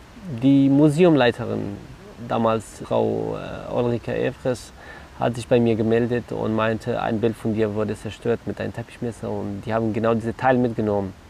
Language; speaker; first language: German; non-native, learner; Kurdish